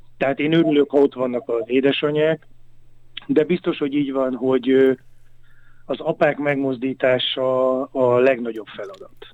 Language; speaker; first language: Hungarian; native; Hungarian